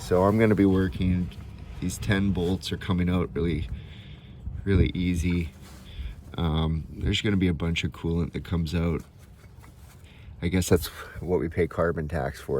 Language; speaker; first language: English; native; English